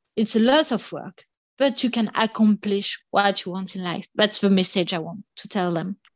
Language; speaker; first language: English; non-native, fluent; French